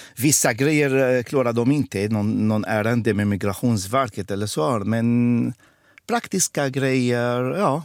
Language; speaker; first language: Swedish; non-native, fluent; Arabic